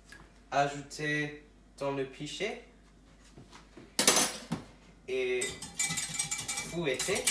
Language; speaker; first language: French; non-native, learner; English